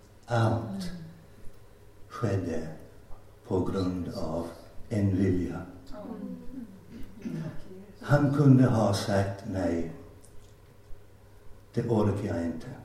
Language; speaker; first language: Swedish; non-native, fluent; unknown